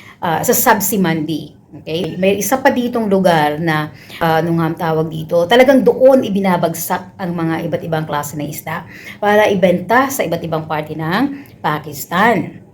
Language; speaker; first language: Filipino; native; Filipino